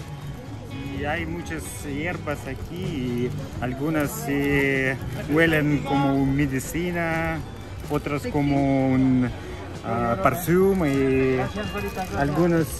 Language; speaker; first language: Spanish; non-native, learner; Russian